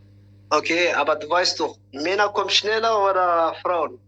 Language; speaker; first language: German; non-native, fluent; Tigrinya